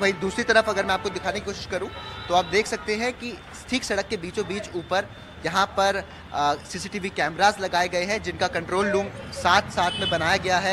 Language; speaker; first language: Hindi; native; Hindi